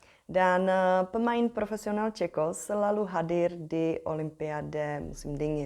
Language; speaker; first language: Indonesian; non-native, fluent; Czech